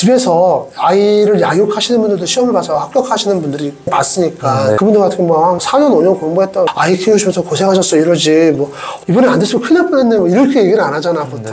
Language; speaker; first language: Korean; native; Korean